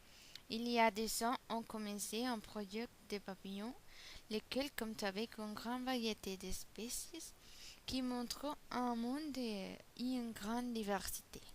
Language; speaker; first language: French; non-native, learner; Spanish